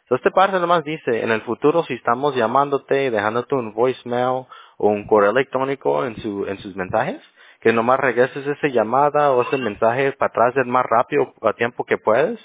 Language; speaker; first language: Spanish; early bilingual, heritage; English